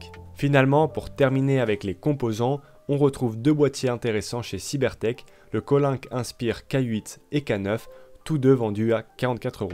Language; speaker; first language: French; native; French